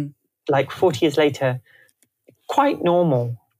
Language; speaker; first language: English; native; English